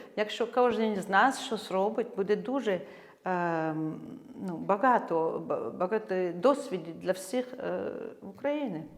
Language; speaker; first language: Ukrainian; non-native, fluent; French